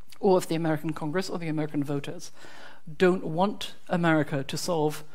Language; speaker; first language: English; non-native, fluent; German